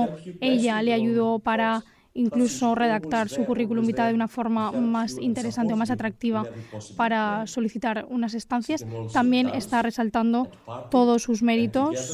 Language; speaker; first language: Spanish; native; Spanish